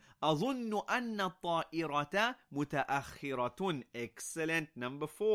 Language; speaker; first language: Arabic; non-native, fluent; English